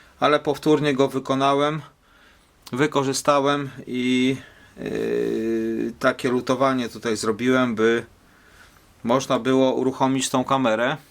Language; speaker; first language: Polish; native; Polish